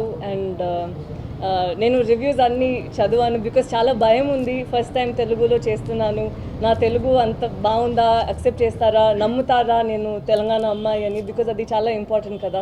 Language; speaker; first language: Telugu; non-native, local second language; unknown